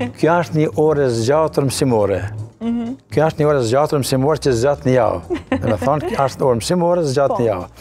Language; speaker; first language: Albanian; native; Albanian